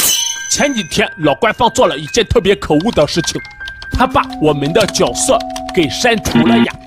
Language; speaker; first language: Chinese; native; Chinese